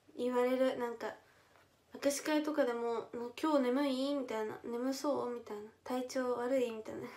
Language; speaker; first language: Japanese; native; Japanese